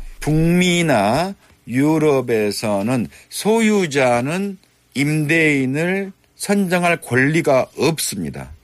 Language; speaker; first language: Korean; native; Korean